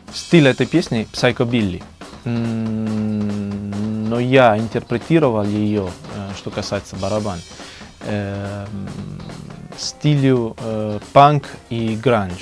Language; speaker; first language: Russian; non-native, fluent; Italian